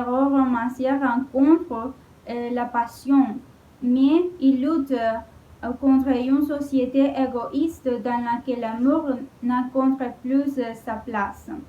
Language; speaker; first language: French; non-native, learner; Spanish